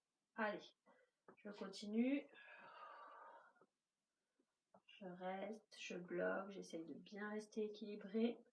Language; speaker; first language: French; native; French